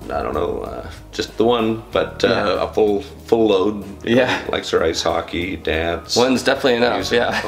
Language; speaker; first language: English; native; English